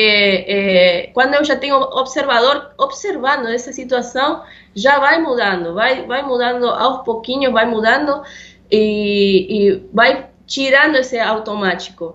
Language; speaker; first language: Portuguese; non-native, fluent; Spanish